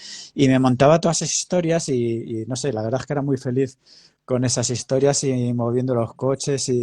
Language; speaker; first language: Spanish; native; Spanish